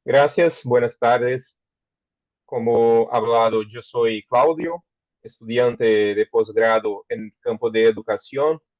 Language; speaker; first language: Spanish; non-native, learner; Portuguese